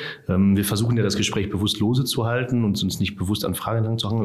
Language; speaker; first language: German; native; German